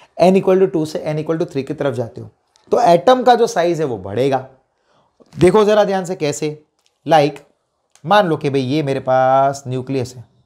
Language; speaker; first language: Hindi; non-native, local second language; Gujarati